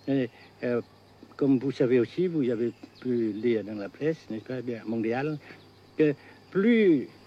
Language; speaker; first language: French; non-native, fluent; Vietnamese